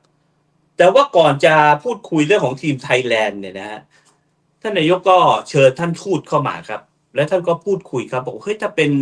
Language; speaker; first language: Thai; native; Thai